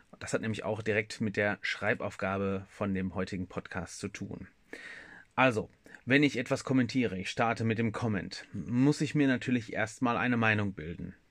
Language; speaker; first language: German; native; German